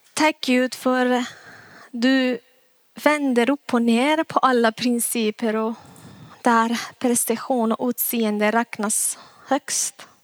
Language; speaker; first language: Swedish; non-native, fluent; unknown